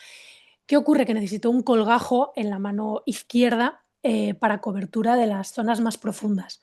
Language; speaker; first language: Spanish; native; Spanish